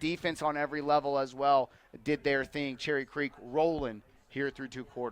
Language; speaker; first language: English; native; English